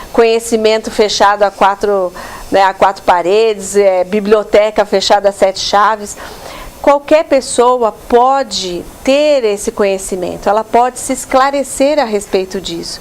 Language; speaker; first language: Portuguese; native; Portuguese